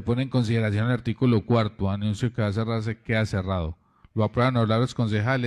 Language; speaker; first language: Spanish; native; Spanish